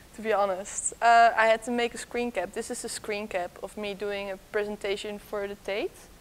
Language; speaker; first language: English; non-native, fluent; Dutch